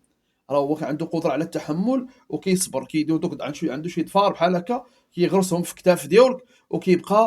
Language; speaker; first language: Arabic; native; Arabic